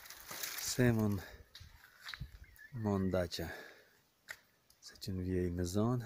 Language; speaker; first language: French; non-native, learner; Ukrainian